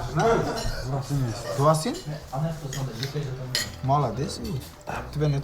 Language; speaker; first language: Russian; non-native, learner; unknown